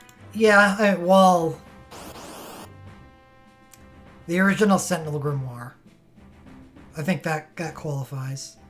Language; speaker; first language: English; native; English